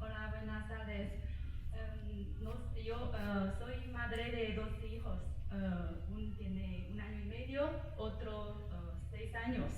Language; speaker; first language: Spanish; non-native, learner; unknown